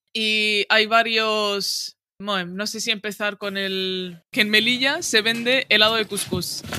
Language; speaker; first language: Spanish; early bilingual, other home language; Arabic